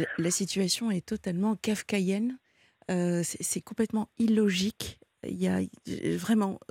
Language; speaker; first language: French; native; French